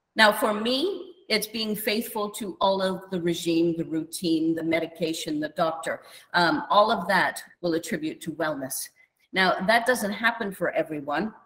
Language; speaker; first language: English; native; English